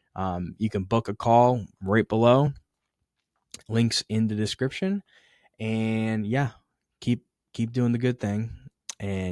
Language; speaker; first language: English; native; English